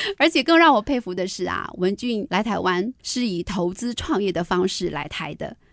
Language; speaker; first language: Chinese; native; Chinese